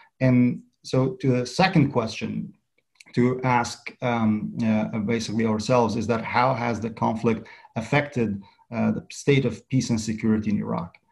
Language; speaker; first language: English; non-native, fluent; Central Kurdish